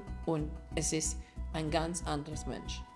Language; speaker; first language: German; non-native, fluent; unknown